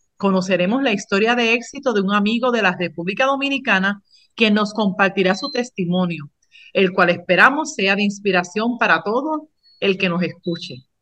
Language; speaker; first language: Spanish; native; Spanish